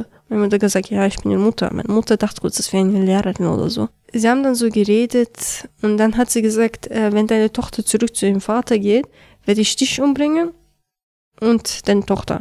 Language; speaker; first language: German; early bilingual, other home language; Chechen